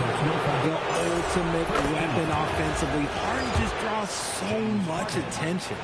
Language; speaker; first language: English; native; English